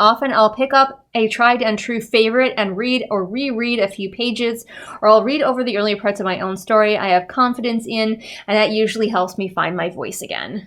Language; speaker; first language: English; native; English